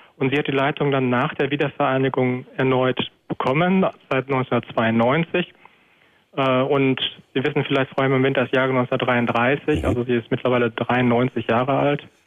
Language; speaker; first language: German; native; German